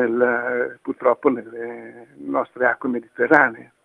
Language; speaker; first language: Italian; native; Italian